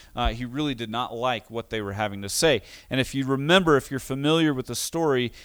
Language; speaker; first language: English; native; English